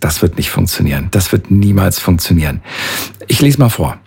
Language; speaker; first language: German; native; German